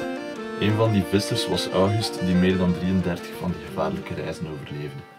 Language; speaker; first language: Dutch; native; Dutch